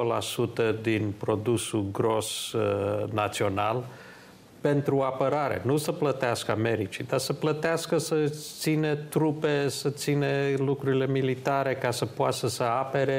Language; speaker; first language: Romanian; early bilingual, heritage; Romanian